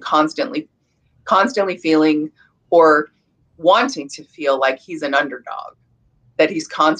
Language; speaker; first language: English; native; English